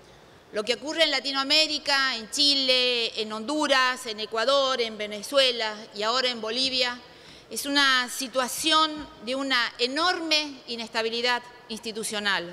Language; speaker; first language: Spanish; native; Spanish